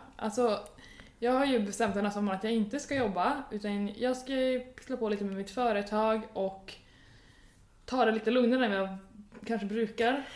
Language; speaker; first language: Swedish; native; Swedish